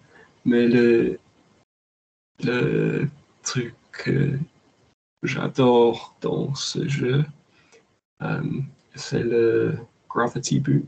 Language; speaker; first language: French; non-native, learner; English